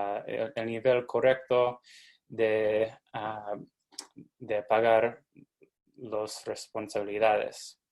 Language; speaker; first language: Spanish; non-native, fluent; English